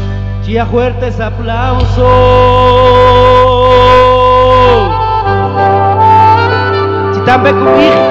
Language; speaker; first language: Spanish; non-native, local second language; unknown